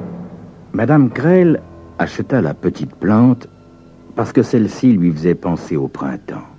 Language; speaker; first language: French; native; French